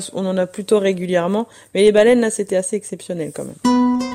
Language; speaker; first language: French; native; French